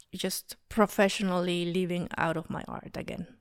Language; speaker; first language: English; non-native, fluent; Spanish